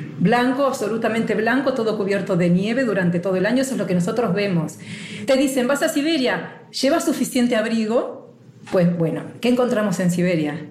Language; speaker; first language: Spanish; native; Spanish